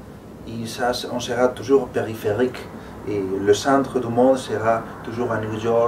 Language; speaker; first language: French; non-native, fluent; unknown